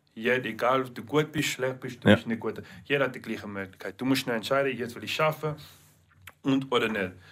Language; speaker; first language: German; non-native, learner; English